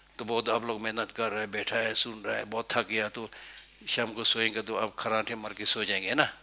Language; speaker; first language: Hindi; non-native, fluent; Tibetan